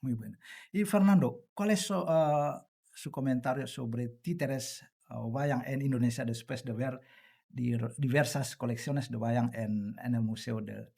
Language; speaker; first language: Spanish; non-native, learner; Indonesian